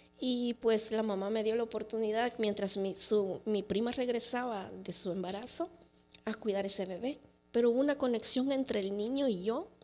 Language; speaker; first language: Spanish; native; Spanish